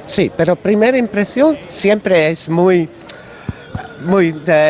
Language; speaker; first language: Spanish; non-native, learner; Dutch